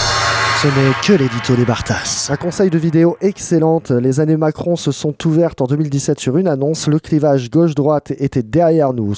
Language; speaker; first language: French; native; French